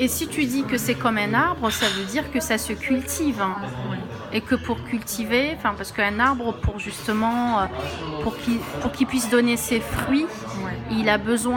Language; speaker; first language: French; native; French